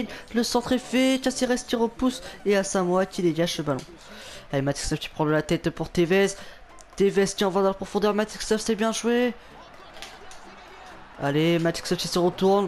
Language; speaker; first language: French; native; French